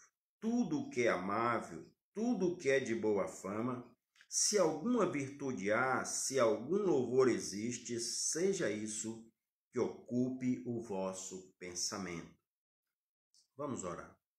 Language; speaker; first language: Portuguese; native; Portuguese